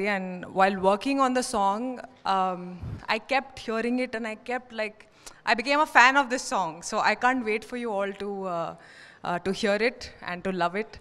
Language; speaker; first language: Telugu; non-native, learner; Hindi